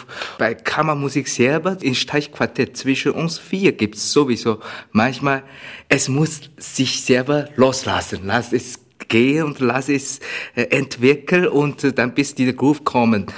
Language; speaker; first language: German; non-native, learner; Chinese